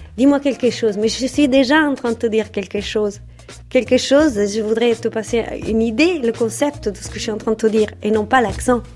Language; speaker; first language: French; non-native, fluent; Italian